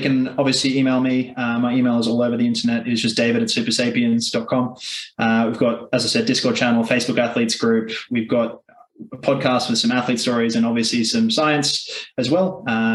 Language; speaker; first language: English; native; English